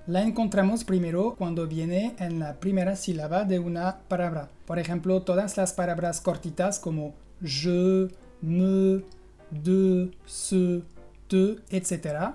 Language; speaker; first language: Spanish; non-native, fluent; French